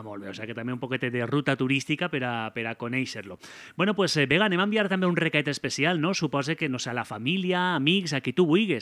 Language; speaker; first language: Catalan; native; Catalan